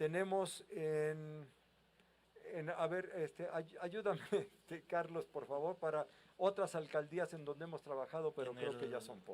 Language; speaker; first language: Spanish; native; Spanish